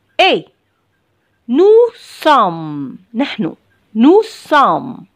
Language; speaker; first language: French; non-native, local second language; Arabic